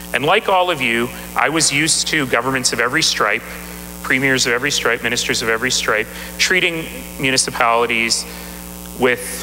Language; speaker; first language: English; native; English